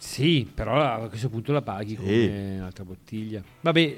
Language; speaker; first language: Italian; native; Italian